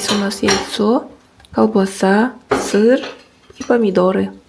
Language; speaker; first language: Russian; non-native, local second language; Kazakh